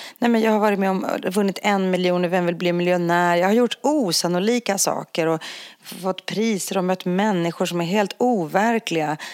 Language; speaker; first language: Swedish; early bilingual, other home language; Greek